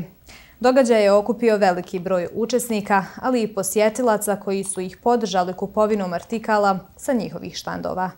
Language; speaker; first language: Serbian; native; Serbian